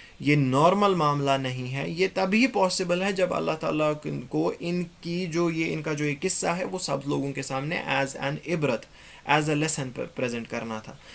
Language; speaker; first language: Urdu; non-native, local second language; Kashmiri